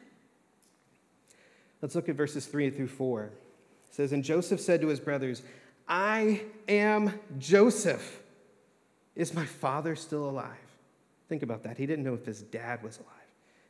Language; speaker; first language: English; native; English